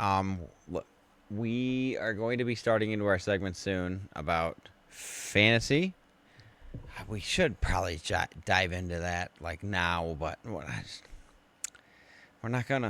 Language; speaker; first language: English; native; English